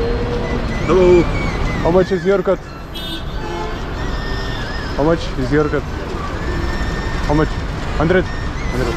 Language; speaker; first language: English; non-native, learner; Lithuanian